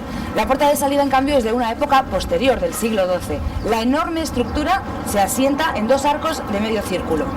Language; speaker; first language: Spanish; native; Spanish